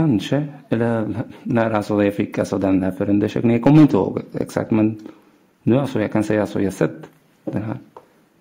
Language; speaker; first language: Swedish; non-native, learner; Arabic